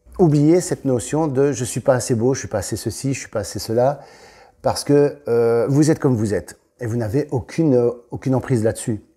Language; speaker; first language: French; native; French